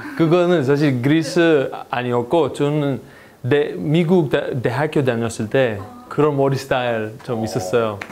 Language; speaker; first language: Korean; non-native, fluent; Greek